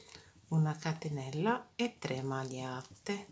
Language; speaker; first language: Italian; non-native, fluent; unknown